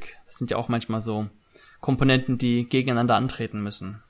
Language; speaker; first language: German; native; German